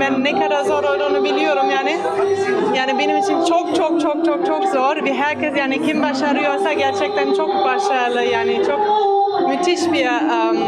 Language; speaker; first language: Turkish; non-native, fluent; German